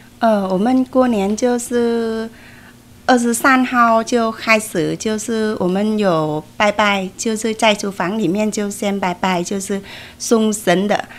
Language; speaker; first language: Chinese; non-native, fluent; Vietnamese